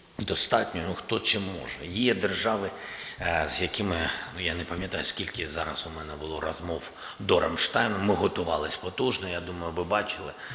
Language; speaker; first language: Ukrainian; non-native, local second language; Russian